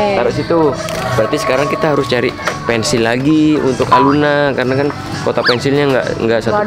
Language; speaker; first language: Indonesian; native; Indonesian